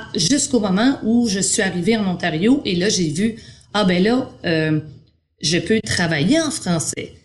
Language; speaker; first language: French; native; French